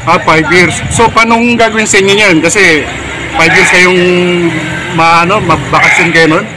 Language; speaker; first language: Filipino; native; Filipino